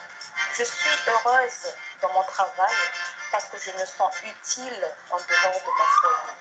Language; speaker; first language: French; non-native, local second language; Malagasy